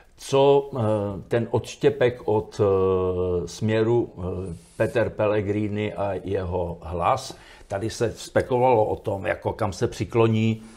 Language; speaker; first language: Czech; native; Czech